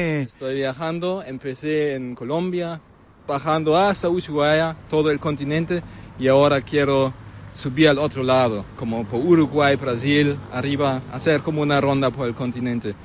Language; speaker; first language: Spanish; non-native, learner; German